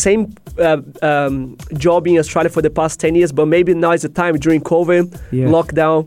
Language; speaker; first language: English; non-native, fluent; Portuguese